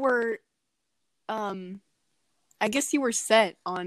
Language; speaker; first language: English; native; English